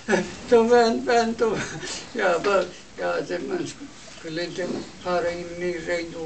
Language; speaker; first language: Swedish; non-native, local second language; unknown